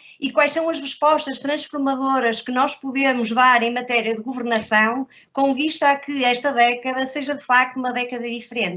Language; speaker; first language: Portuguese; native; Portuguese